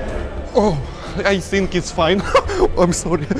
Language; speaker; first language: English; non-native, learner; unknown